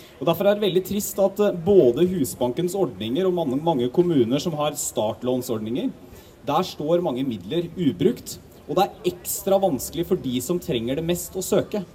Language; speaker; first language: Norwegian; native; Norwegian